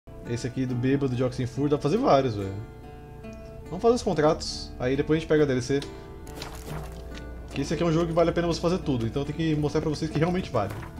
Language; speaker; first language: Portuguese; native; Portuguese